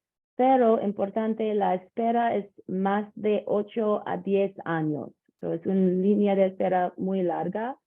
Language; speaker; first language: Spanish; non-native, learner; English